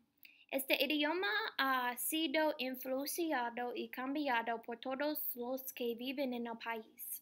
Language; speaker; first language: Spanish; non-native, learner; English